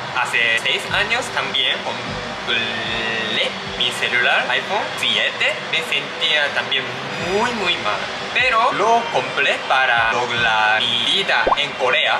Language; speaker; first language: Spanish; non-native, learner; Japanese